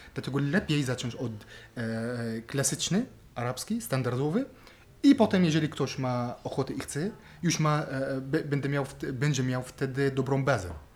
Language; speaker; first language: Polish; non-native, fluent; Arabic